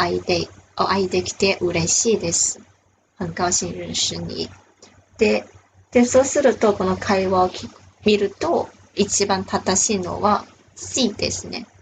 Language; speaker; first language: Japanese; non-native, fluent; Chinese